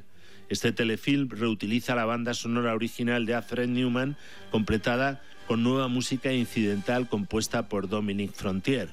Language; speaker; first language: Spanish; native; Spanish